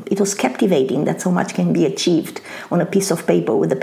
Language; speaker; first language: English; non-native, fluent; Romanian